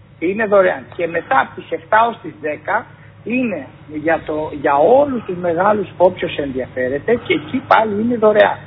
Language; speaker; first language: Greek; native; Greek